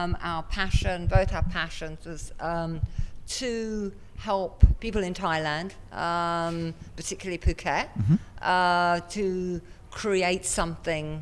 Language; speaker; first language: English; native; English